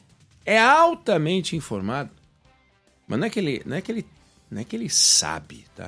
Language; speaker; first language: Portuguese; native; Portuguese